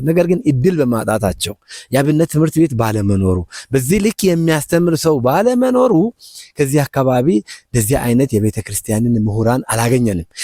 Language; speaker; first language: Amharic; non-native, local second language; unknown